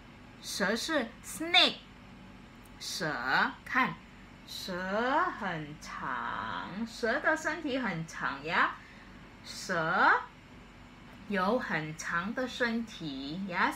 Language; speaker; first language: Chinese; non-native, fluent; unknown